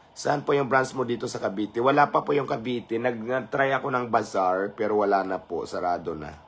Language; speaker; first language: Filipino; non-native, local second language; Cebuano